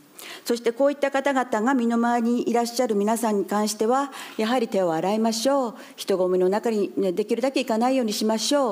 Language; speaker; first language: Japanese; native; Japanese